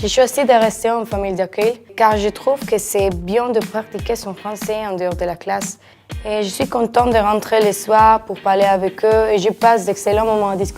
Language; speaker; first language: French; non-native, fluent; Spanish